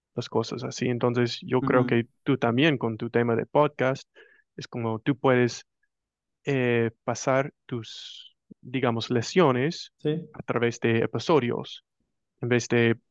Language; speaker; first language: Spanish; non-native, fluent; English